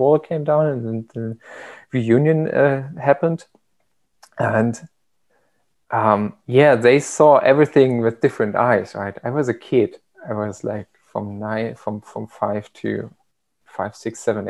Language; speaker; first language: English; non-native, fluent; German